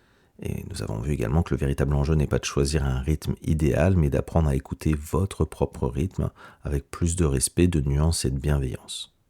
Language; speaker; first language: French; native; French